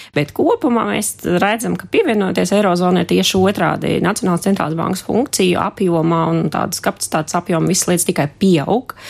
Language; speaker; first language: Latvian; non-native, local second language; Russian